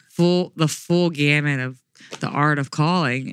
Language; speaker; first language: English; native; English